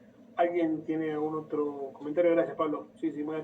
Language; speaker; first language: Spanish; native; Spanish